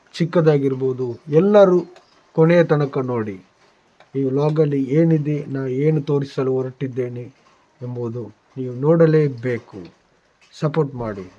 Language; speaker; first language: Kannada; non-native, local second language; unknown